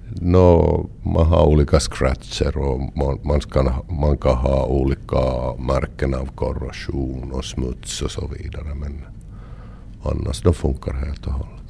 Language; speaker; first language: Swedish; non-native, local second language; Finnish